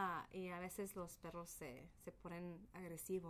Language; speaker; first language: Spanish; early bilingual, heritage; Spanish